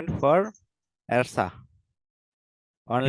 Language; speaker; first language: English; non-native, learner; Bangla